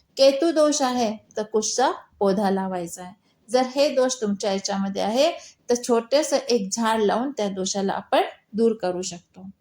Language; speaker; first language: Marathi; non-native, local second language; Hindi